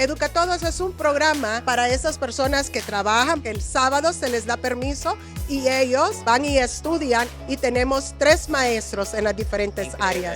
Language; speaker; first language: Spanish; native; Spanish